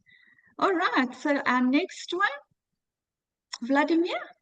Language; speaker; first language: English; native; English